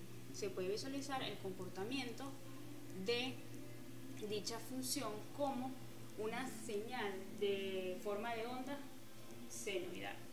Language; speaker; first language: Spanish; native; Spanish